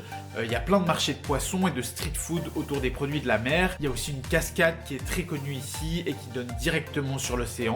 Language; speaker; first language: French; native; French